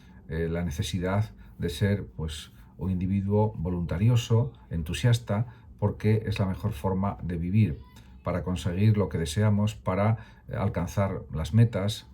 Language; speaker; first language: Spanish; native; Spanish